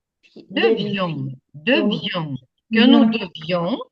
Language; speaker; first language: French; non-native, fluent; Ukrainian